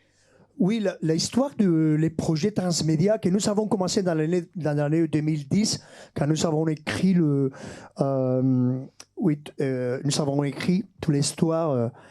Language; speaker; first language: French; non-native, fluent; Basque